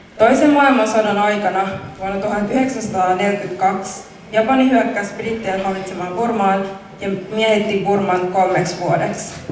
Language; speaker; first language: Finnish; early bilingual, other home language; Mon